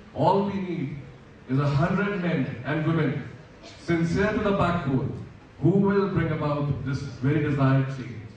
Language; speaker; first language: English; non-native, local second language; Hindi